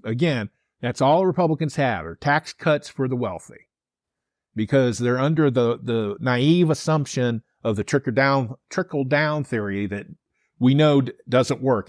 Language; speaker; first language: English; native; English